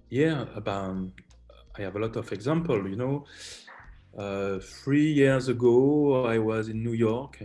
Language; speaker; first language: English; non-native, learner; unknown